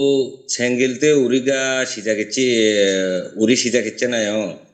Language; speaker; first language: Korean; non-native, learner; Bangla